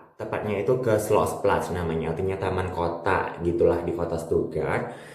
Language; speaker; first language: Indonesian; native; Indonesian